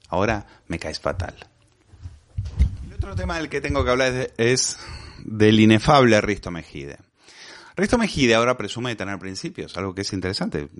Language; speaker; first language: Spanish; native; Spanish